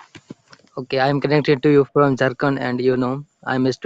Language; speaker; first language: English; non-native, learner; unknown